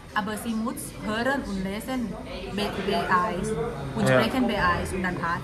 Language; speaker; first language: German; non-native, learner; Thai